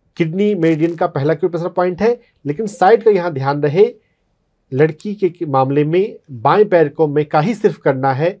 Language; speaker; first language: Hindi; native; Hindi